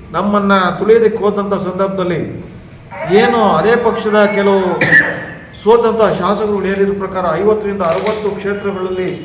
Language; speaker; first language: Kannada; non-native, local second language; Lambadi